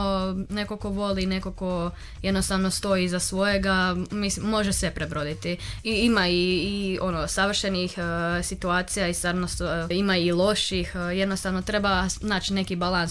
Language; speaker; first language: Serbian; native; Serbian